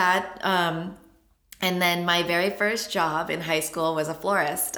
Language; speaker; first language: English; native; English